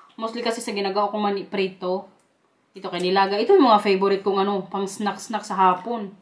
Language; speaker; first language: Filipino; non-native, local second language; Waray